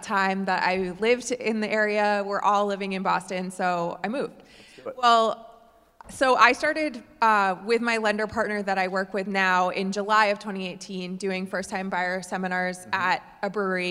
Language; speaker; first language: English; native; English